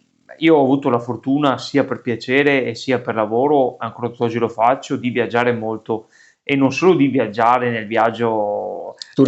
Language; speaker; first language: Italian; native; Italian